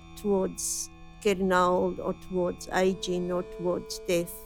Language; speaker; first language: English; non-native, fluent; Italian